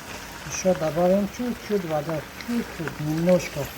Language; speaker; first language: Russian; non-native, learner; Tajik